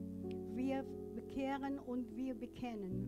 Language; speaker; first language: German; non-native, learner; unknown